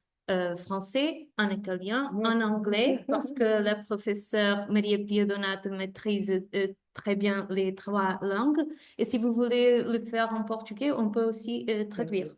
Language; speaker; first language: French; non-native, fluent; Portuguese